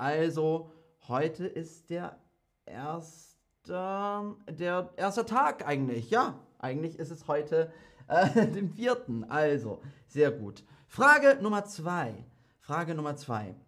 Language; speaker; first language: German; non-native, fluent; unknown